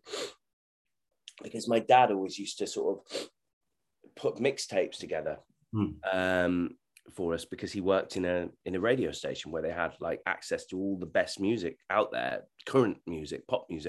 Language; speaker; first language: English; native; English